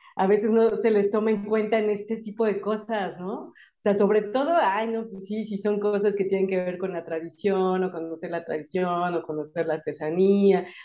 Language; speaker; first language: Spanish; native; Spanish